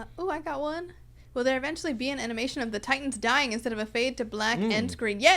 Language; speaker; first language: English; native; English